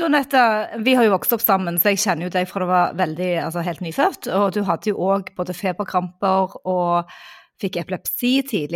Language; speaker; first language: Norwegian; native; Norwegian